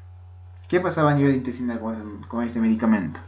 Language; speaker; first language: Spanish; native; Spanish